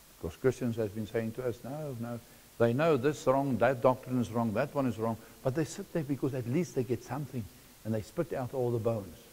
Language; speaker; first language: English; non-native, local second language; Afrikaans